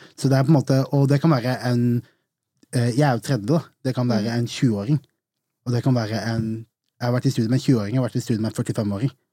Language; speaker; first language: Norwegian; native; Norwegian